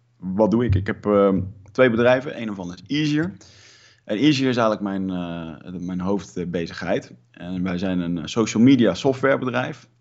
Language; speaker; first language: Dutch; native; Dutch